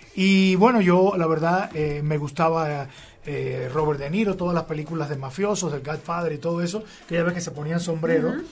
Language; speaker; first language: Spanish; native; Spanish